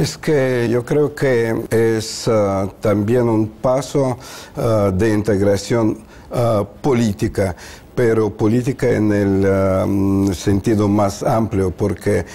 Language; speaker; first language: Spanish; non-native, fluent; Russian